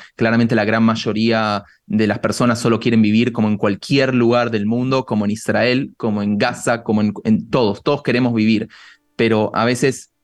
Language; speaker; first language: Spanish; native; Spanish